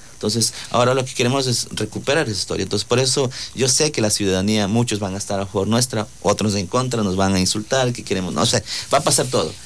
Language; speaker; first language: Spanish; non-native, local second language; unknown